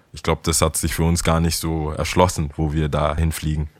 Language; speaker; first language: German; early bilingual, other home language; Akan